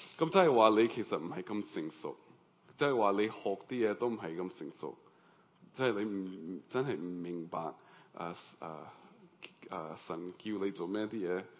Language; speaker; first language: Cantonese; early bilingual, heritage; Cantonese